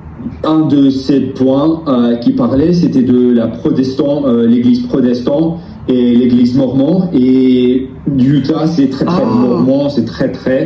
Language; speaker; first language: French; non-native, learner; English